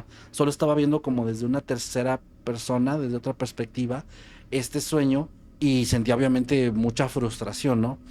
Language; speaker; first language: Spanish; native; Spanish